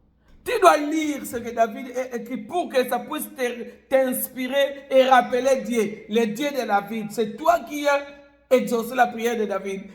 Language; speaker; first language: French; non-native, local second language; Lingala